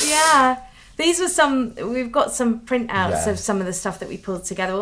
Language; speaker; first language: English; native; English